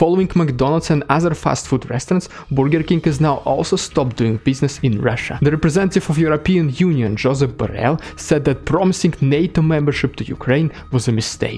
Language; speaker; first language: English; non-native, fluent; Russian